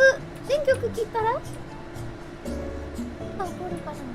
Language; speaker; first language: Japanese; non-native, fluent; English